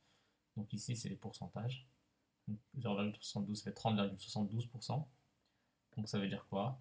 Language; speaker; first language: French; native; French